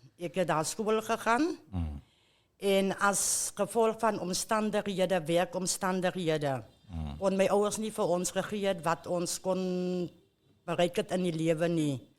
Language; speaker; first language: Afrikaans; native; Afrikaans